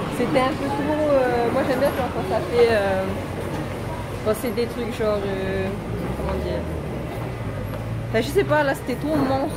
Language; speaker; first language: French; native; French